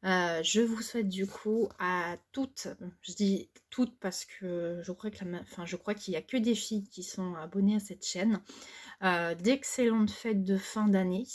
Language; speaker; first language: French; native; French